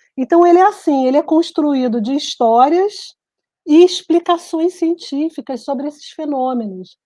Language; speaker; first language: Portuguese; native; Portuguese